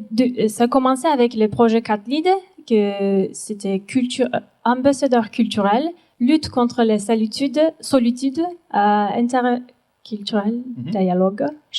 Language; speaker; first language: French; non-native, learner; Turkish